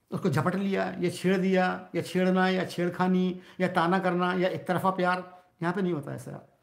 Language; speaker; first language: Hindi; native; Hindi